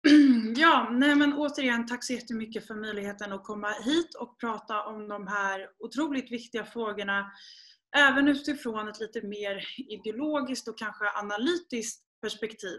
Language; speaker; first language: Swedish; native; Swedish